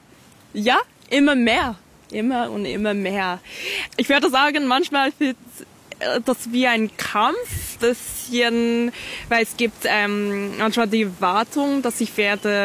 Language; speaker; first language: German; non-native, fluent; English